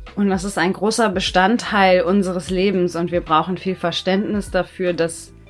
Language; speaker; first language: German; non-native, fluent; Indonesian